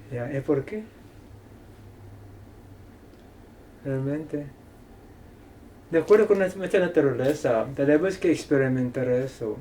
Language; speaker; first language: Spanish; non-native, fluent; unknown